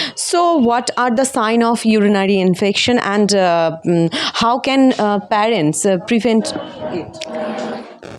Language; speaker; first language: English; non-native, local second language; Bangla